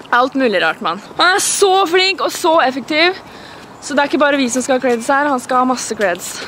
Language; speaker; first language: Norwegian; native; Norwegian